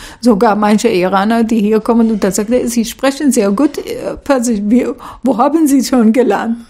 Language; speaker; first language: German; non-native, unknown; Arabic